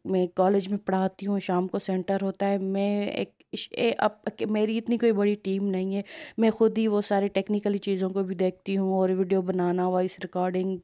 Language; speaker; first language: Urdu; non-native, local second language; Sindhi